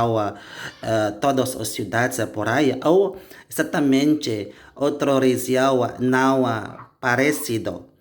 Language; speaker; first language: Portuguese; non-native, learner; Indonesian